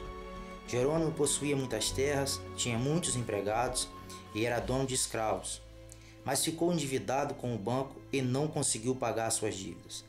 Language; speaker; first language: Portuguese; native; Portuguese